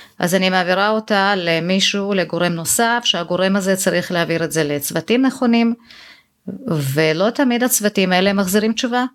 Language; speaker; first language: Hebrew; native; Hebrew